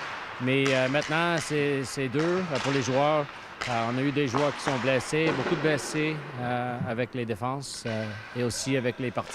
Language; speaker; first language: French; non-native, fluent; English